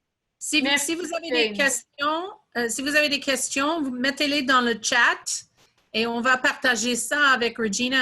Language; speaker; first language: French; non-native, fluent; English